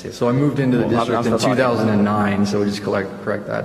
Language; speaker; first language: English; early bilingual, other home language; Spanish